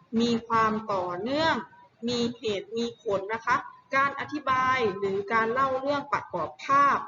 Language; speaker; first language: Thai; native; Thai